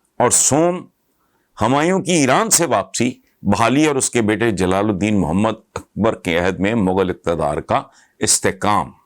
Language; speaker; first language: Urdu; non-native, local second language; Punjabi